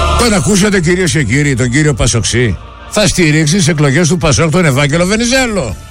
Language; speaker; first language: Greek; native; Greek